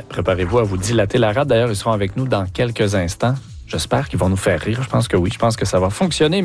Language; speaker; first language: French; native; French